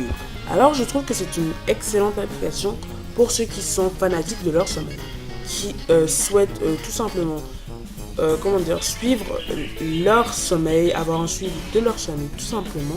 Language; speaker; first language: French; native; French